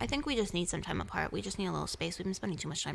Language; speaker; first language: English; native; English